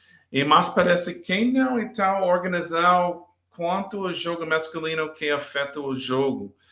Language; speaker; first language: Portuguese; non-native, learner; English